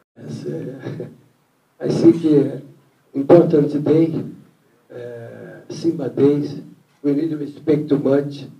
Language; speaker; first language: English; non-native, learner; Portuguese